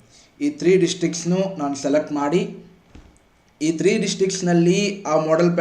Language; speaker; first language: Kannada; non-native, fluent; Telugu